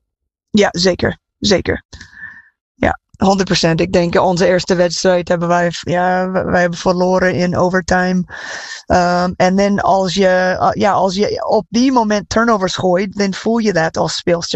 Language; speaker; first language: Dutch; non-native, fluent; English